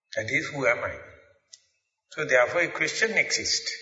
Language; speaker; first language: English; non-native, local second language; Sinhala